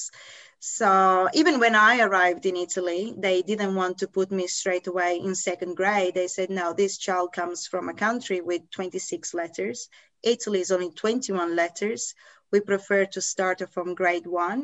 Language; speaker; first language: English; non-native, fluent; Italian